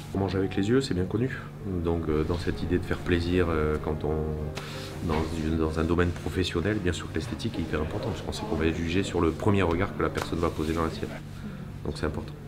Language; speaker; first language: French; native; French